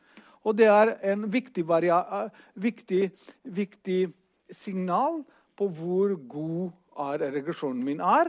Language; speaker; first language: Norwegian; non-native, fluent; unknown